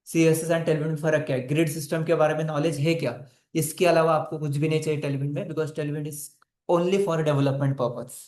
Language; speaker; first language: Hindi; non-native, local second language; Marathi